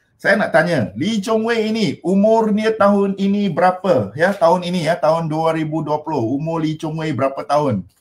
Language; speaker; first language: Malay; non-native, local second language; Min Nan Chinese